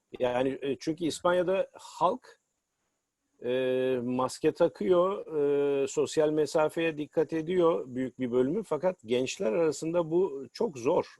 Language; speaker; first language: Turkish; native; Turkish